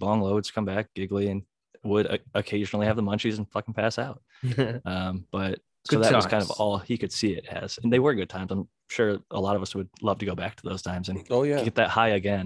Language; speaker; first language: English; native; English